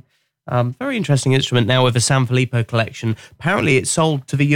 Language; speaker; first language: English; native; English